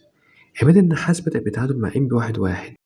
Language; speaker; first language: Arabic; native; Arabic